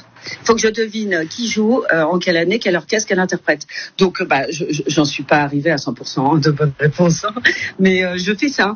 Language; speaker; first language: French; native; French